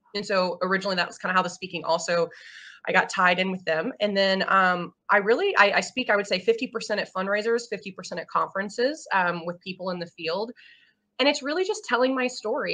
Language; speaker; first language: English; native; English